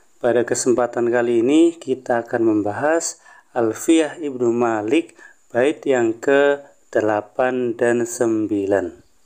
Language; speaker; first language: Indonesian; native; Indonesian